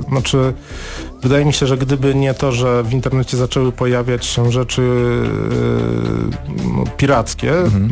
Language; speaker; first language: Polish; native; Polish